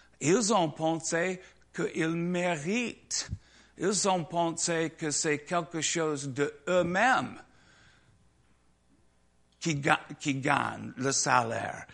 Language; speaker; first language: French; non-native, learner; English